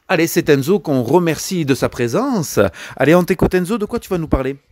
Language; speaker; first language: French; native; French